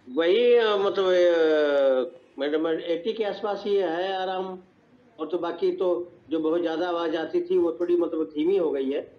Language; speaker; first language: Hindi; native; Hindi